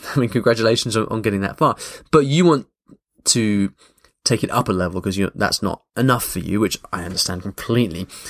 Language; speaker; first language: English; native; English